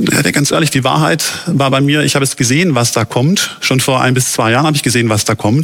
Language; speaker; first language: German; native; German